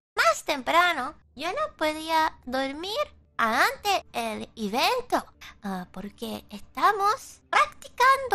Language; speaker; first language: Spanish; non-native, learner; English